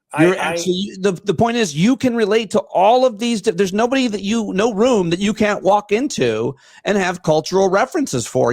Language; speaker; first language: English; native; English